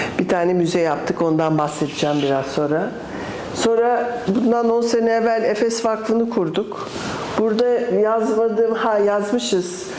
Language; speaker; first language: Turkish; early bilingual, other home language; English